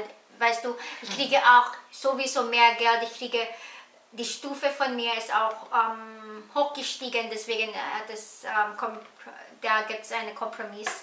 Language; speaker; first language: German; non-native, learner; Filipino